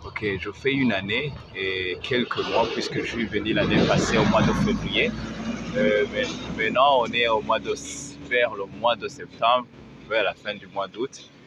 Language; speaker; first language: French; non-native, local second language; Rundi